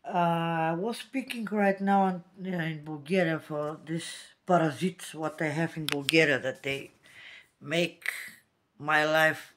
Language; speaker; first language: English; non-native, learner; Bulgarian